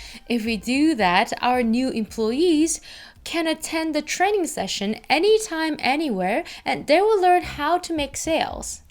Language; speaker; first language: English; non-native, fluent; Korean